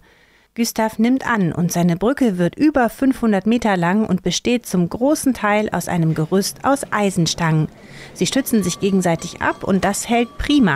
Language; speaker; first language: German; native; German